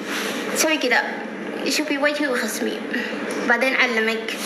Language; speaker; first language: Arabic; non-native, learner; Indonesian